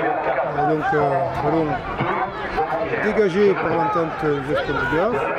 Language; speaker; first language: French; native; French